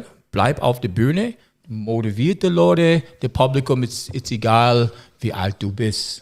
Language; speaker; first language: German; non-native, learner; English